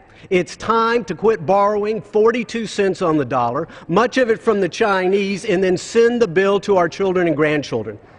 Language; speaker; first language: English; native; English